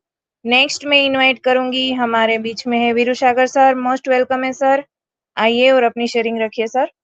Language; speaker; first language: Hindi; native; Hindi